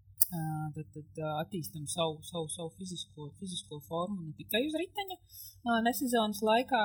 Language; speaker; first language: Latvian; native; Latvian